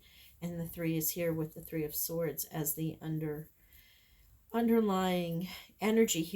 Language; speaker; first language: English; native; English